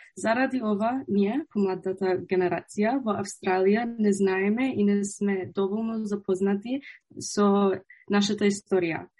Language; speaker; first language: Macedonian; early bilingual, heritage; Macedonian